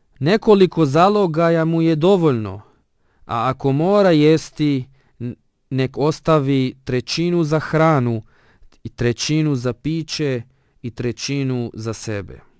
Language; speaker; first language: Bosnian; non-native, fluent; Arabic